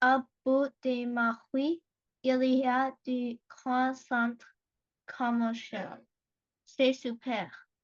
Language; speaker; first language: French; non-native, learner; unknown